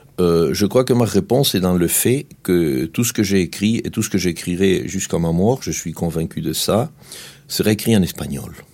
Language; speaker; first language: French; non-native, fluent; Spanish